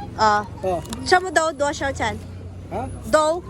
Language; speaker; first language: Chinese; non-native, learner; Filipino